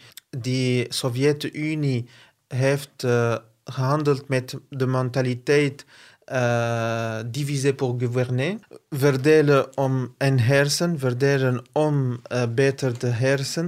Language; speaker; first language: Dutch; non-native, fluent; Arabic